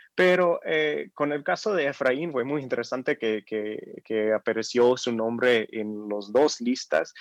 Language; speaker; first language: Spanish; non-native, fluent; English